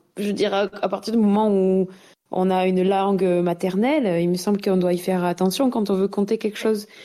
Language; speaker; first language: French; native; French